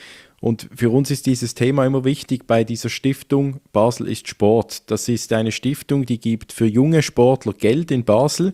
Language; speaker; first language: German; native; German